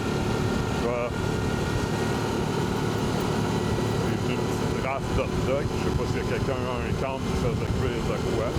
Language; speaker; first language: French; native; French